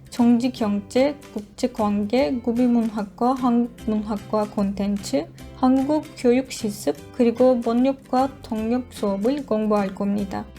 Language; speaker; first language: Korean; non-native, learner; Turkish